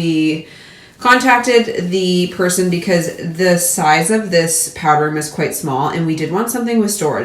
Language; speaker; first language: English; native; English